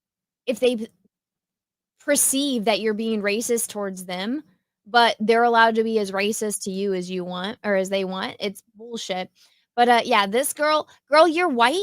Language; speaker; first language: English; native; English